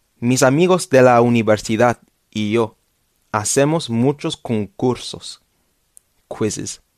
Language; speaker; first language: Spanish; non-native, fluent; English